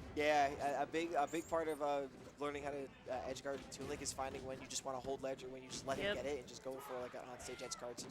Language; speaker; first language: English; native; English